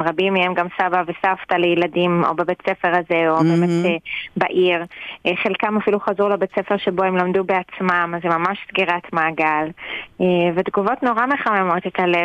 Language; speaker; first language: Hebrew; native; Hebrew